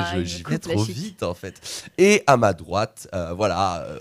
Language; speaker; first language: French; native; French